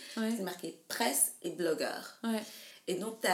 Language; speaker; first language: French; native; French